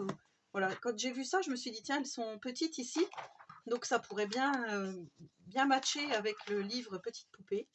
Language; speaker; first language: French; native; French